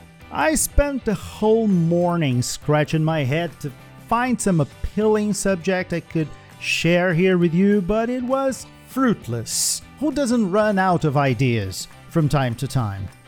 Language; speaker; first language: English; non-native, fluent; Portuguese